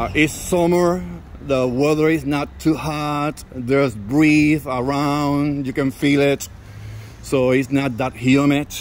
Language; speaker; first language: English; non-native, local second language; Spanish